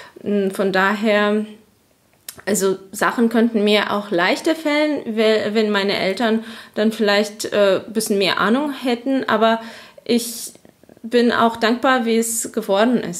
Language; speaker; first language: German; non-native, fluent; Azerbaijani